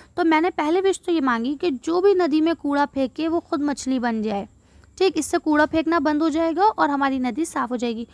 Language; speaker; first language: Hindi; native; Hindi